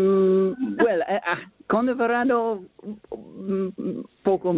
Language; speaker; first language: Spanish; non-native, learner; English